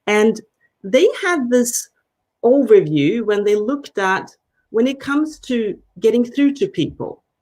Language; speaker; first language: English; non-native, fluent; Danish